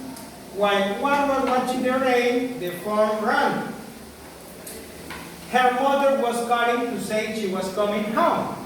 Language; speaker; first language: English; non-native, learner; Spanish